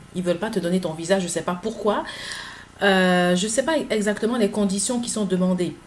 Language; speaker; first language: French; native; French